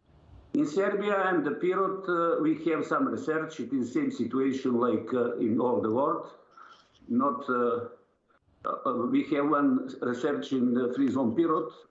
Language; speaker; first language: English; non-native, learner; Serbian